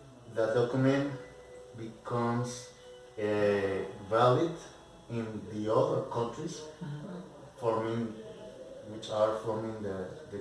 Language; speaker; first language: English; non-native, learner; Spanish